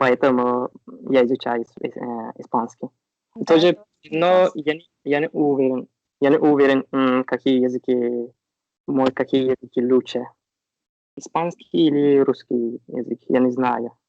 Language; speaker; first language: Russian; non-native, learner; Turkish